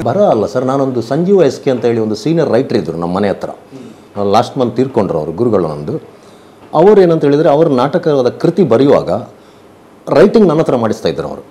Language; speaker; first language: Kannada; non-native, local second language; Tulu